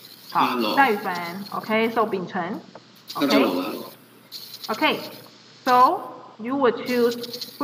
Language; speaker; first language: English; non-native, fluent; Chinese